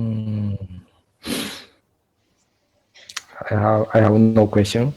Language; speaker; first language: English; non-native, learner; Japanese